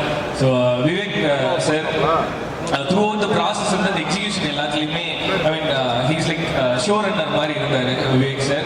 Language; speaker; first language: Tamil; native; Tamil